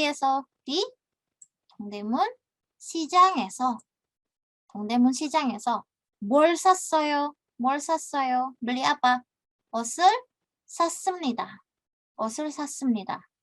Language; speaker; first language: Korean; non-native, fluent; Indonesian